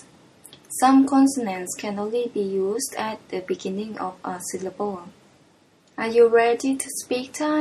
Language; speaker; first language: English; non-native, fluent; Thai